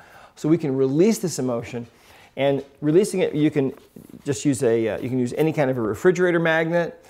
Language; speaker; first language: English; native; English